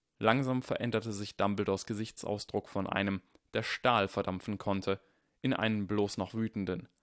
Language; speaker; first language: German; native; German